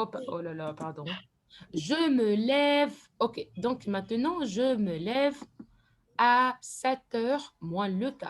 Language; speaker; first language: French; non-native, fluent; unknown